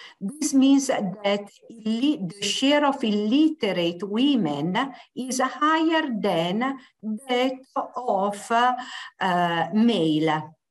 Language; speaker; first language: English; non-native, fluent; Italian